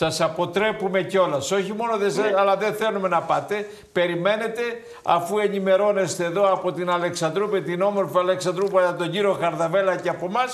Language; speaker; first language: Greek; native; Greek